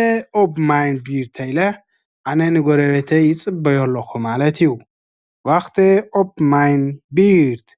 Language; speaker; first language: Dutch; non-native, fluent; Tigrinya